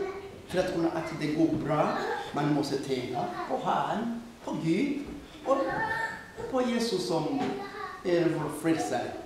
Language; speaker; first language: Swedish; non-native, fluent; Rundi